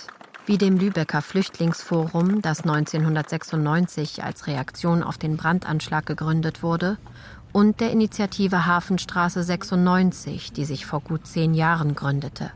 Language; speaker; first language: German; native; German